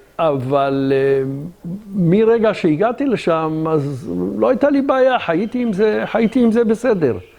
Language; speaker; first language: Hebrew; early bilingual, other home language; Arabic